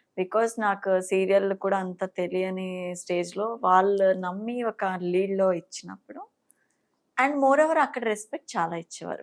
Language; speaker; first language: Telugu; non-native, fluent; Bangla